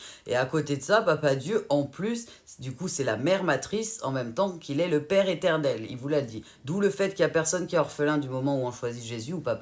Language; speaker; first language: French; native; French